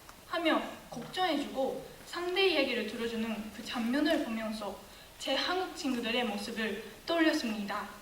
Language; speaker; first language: Korean; non-native, fluent; Japanese